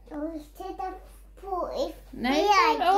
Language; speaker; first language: Swedish; early bilingual, other home language; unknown